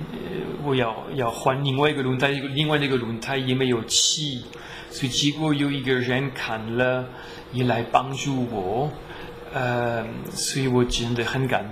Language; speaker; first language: Chinese; non-native, fluent; French